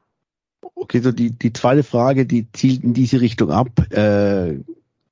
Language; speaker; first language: German; native; German